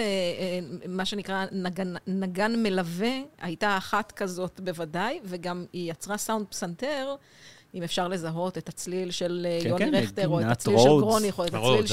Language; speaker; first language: Hebrew; native; Hebrew